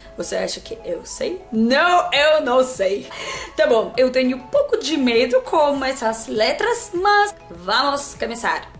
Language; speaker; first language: Portuguese; non-native, learner; Russian